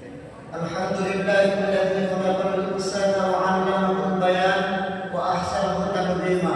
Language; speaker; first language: Arabic; non-native, learner; Bangla